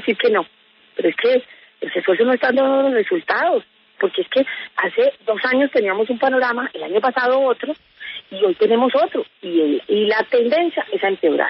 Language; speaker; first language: Spanish; native; Spanish